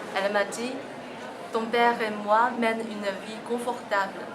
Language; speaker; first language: French; non-native, fluent; Chinese